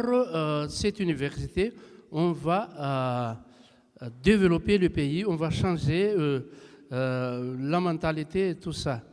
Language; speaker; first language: French; non-native, local second language; Malagasy